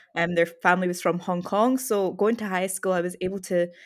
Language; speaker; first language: English; native; English